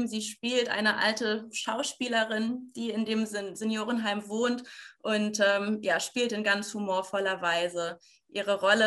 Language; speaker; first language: German; native; German